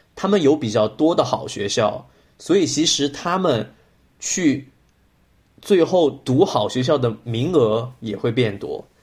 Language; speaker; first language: Chinese; native; Chinese